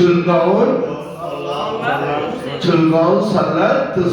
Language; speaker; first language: Korean; non-native, fluent; Bangla